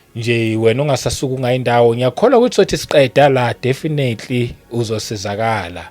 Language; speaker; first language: Zulu; native; Zulu